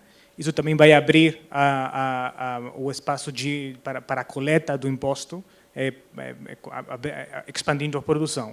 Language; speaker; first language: Portuguese; non-native, fluent; Spanish